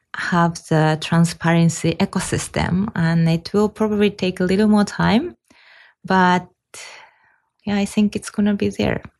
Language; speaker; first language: English; non-native, fluent; Japanese